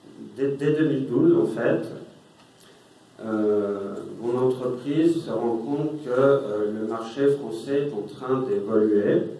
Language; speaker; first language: French; native; French